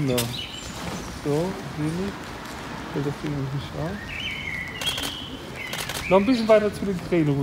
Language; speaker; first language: German; native; German